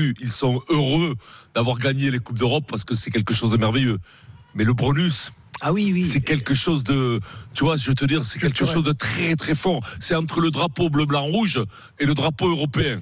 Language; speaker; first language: French; native; French